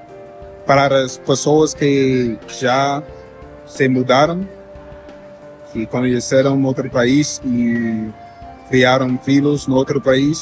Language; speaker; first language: Portuguese; non-native, fluent; English